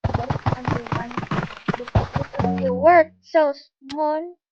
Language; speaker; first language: English; non-native, learner; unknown